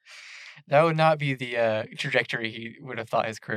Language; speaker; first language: English; native; English